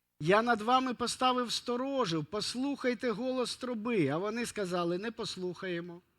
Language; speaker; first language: Ukrainian; non-native, local second language; Russian